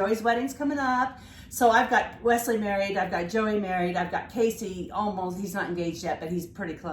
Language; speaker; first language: English; native; English